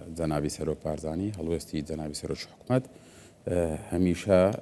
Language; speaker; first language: Central Kurdish; non-native, local second language; Assyrian Neo-Aramaic